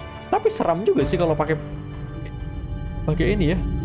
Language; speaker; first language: Indonesian; native; Indonesian